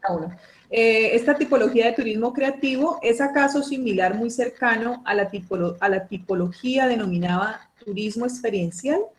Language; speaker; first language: Spanish; native; Spanish